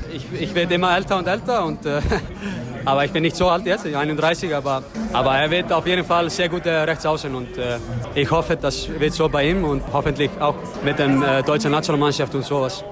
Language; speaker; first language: German; non-native, fluent; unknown